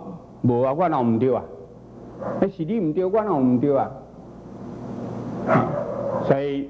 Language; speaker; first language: Chinese; native; Chinese